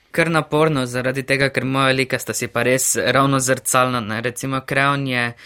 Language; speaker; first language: Slovenian; native; Slovenian